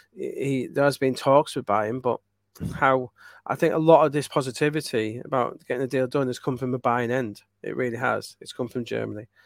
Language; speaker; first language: English; native; English